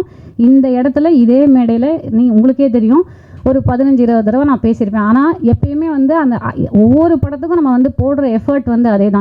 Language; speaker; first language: Tamil; native; Tamil